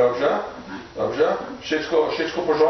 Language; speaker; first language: Polish; non-native, learner; English